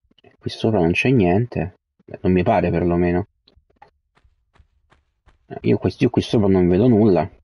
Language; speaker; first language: Italian; native; Italian